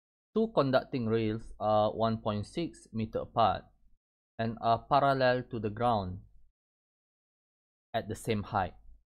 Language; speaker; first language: English; non-native, local second language; Malay